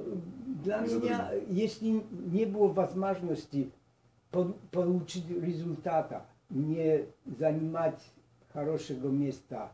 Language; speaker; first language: Russian; non-native, learner; Polish